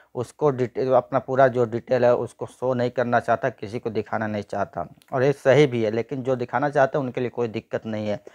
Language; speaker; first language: Hindi; native; Hindi